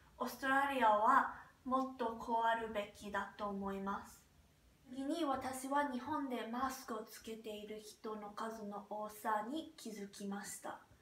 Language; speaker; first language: Japanese; non-native, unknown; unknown